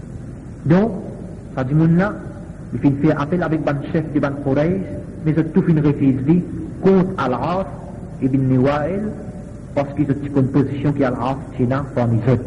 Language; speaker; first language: French; non-native, local second language; Morisyen